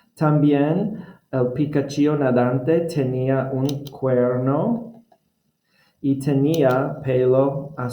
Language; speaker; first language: Spanish; non-native, fluent; English